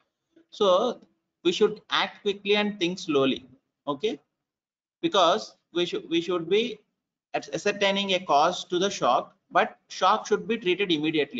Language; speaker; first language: English; non-native, local second language; Telugu